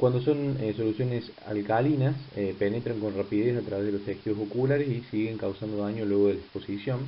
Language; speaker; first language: Spanish; native; Spanish